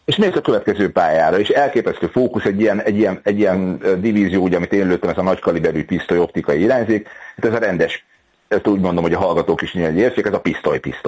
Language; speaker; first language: Hungarian; native; Hungarian